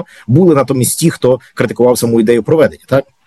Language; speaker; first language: Ukrainian; native; Ukrainian